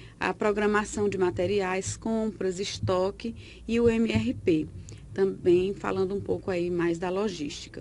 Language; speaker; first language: Portuguese; native; Portuguese